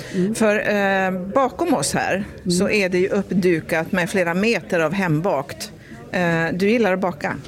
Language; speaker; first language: Swedish; native; Swedish